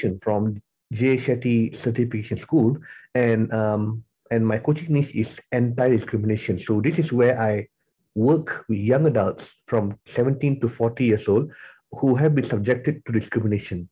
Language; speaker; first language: English; non-native, local second language; Tamil